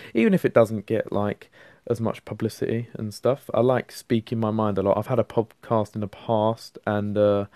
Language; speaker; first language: English; native; English